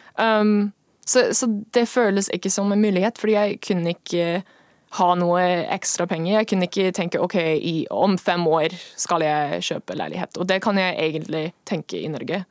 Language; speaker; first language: Norwegian; non-native, fluent; English